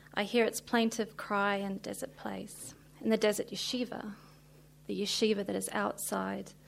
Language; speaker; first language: English; native; English